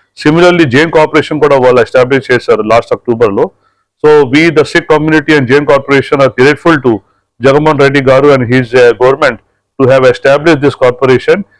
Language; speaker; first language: Telugu; non-native, local second language; Punjabi